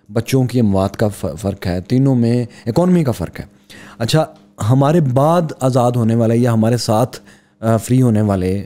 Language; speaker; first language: Urdu; non-native, local second language; Punjabi